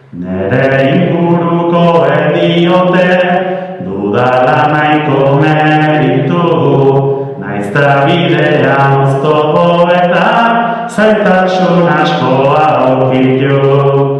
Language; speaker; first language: Basque; non-native, local second language; Spanish